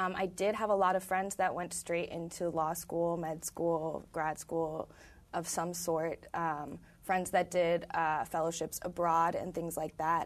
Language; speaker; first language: English; native; English